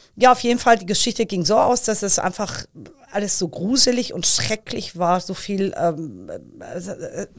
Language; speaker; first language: German; early bilingual, other home language; Persian